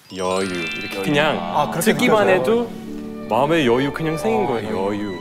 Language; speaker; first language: Korean; non-native, fluent; English